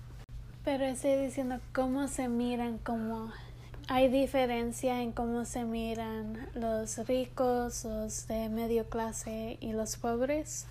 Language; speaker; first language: Spanish; early bilingual, heritage; English